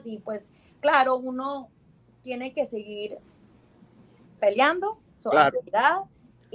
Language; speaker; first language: Spanish; early bilingual, heritage; Spanish